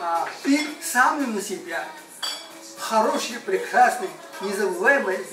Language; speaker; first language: Russian; non-native, learner; Chinese